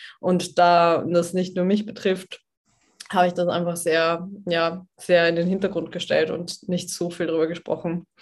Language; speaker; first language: German; native; German